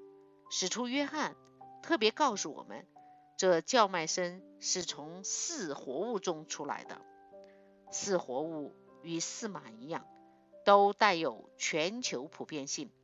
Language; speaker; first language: Chinese; native; Chinese